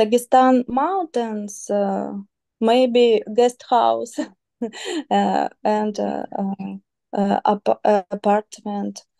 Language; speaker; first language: English; non-native, learner; Russian